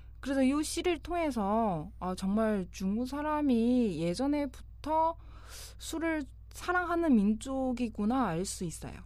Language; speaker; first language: Korean; non-native, fluent; Chinese